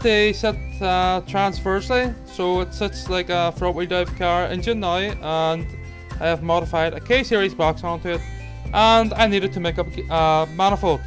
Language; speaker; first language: English; native; English